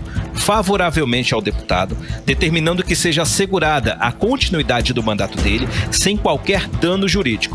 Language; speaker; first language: Portuguese; native; Portuguese